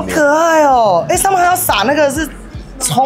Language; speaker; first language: Chinese; native; Chinese